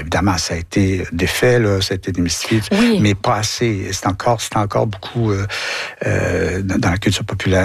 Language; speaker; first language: French; native; French